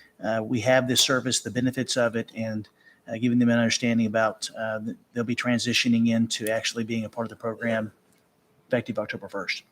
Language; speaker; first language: English; native; English